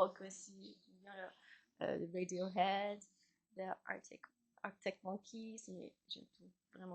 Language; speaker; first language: French; non-native, learner; Chinese